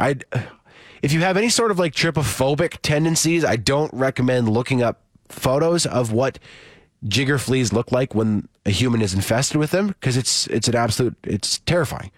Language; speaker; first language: English; native; English